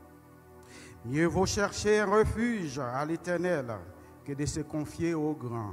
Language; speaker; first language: French; non-native, local second language; Haitian Creole